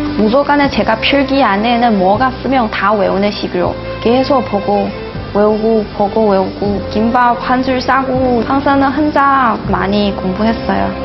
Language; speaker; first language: Korean; non-native, fluent; Chinese